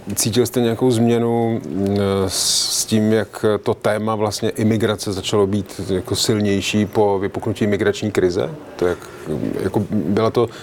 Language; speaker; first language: Czech; native; Czech